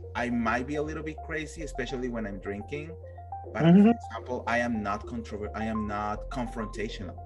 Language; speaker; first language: English; non-native, fluent; Spanish